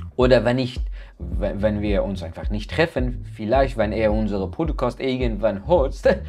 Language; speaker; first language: German; non-native, learner; Persian